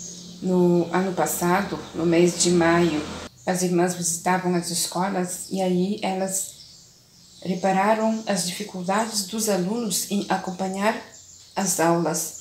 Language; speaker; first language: Portuguese; non-native, local second language; Kabuverdianu